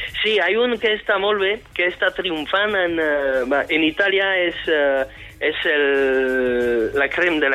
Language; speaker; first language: Catalan; non-native, fluent; French